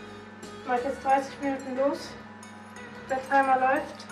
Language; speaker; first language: German; native; German